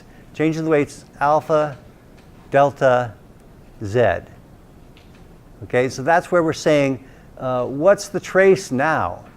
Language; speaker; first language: English; native; English